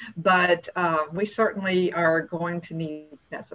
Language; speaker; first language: English; native; English